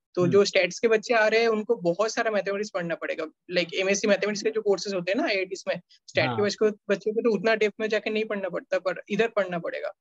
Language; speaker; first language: Hindi; non-native, local second language; Bangla